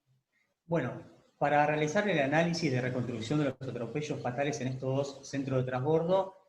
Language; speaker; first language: Spanish; native; Spanish